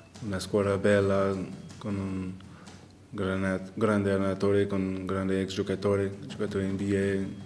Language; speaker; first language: Italian; non-native, local second language; French